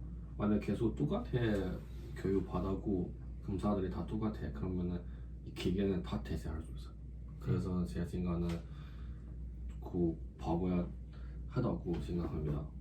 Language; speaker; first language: Korean; non-native, learner; Chinese